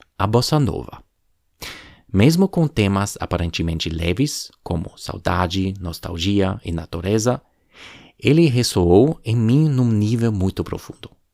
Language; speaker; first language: Portuguese; non-native, fluent; German